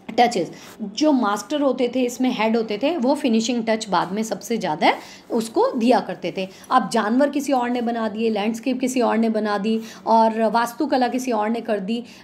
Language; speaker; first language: Hindi; native; Hindi